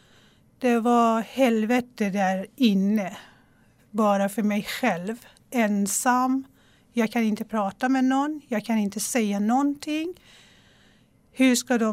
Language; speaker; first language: Swedish; non-native, fluent; Persian